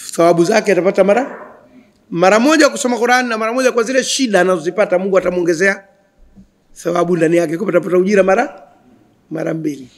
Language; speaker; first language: Swahili; native; Swahili